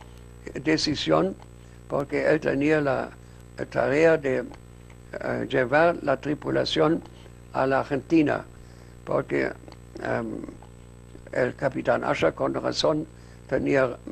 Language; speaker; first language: Spanish; non-native, fluent; German